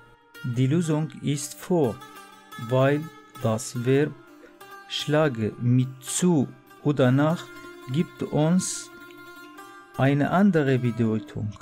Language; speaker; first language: German; non-native, learner; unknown